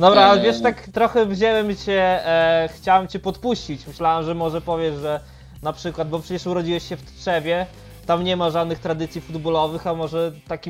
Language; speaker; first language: Polish; native; Polish